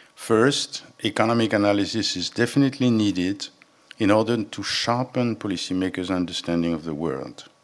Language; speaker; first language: English; non-native, fluent; French